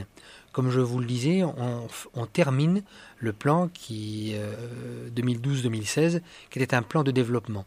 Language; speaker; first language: French; native; French